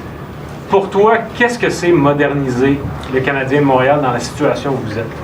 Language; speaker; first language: French; native; French